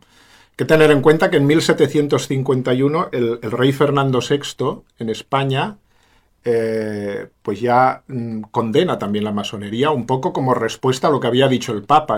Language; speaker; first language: Spanish; native; Spanish